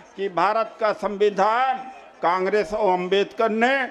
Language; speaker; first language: Hindi; native; Hindi